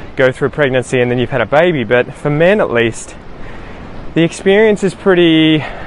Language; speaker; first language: English; native; English